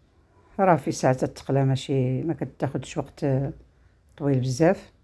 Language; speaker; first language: Arabic; native; Arabic